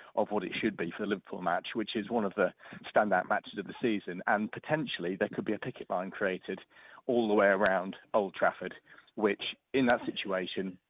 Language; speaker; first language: English; native; English